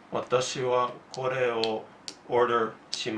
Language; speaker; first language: Japanese; non-native, learner; English